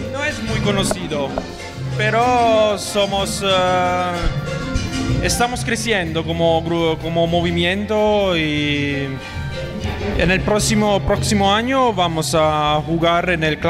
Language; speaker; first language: Spanish; non-native, learner; Italian